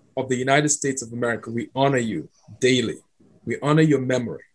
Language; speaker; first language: English; non-native, local second language; Akan